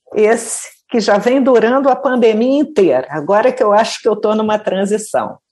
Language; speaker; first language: Portuguese; native; Portuguese